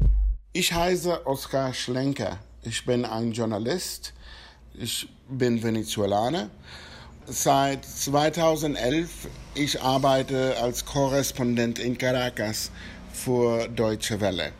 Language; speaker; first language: German; non-native, fluent; Spanish